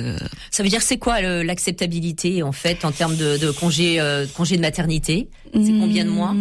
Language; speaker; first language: French; native; French